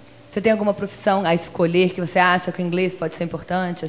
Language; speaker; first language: Portuguese; native; Portuguese